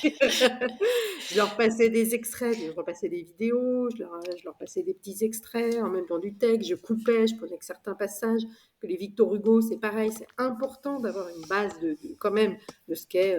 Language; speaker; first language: French; native; French